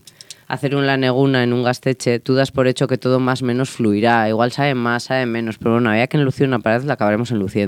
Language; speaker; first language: Spanish; native; Spanish